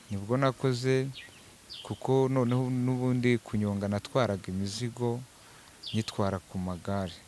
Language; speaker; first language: Kinyarwanda; native; Kinyarwanda